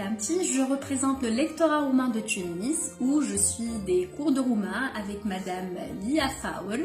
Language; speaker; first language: French; non-native, local second language; Arabic